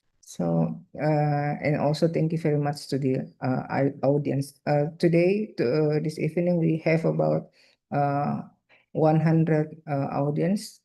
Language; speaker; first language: English; non-native, fluent; Indonesian